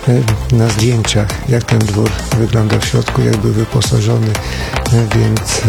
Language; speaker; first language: Polish; native; Polish